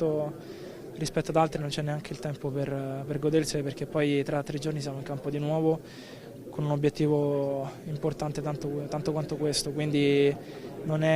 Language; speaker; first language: Italian; native; Italian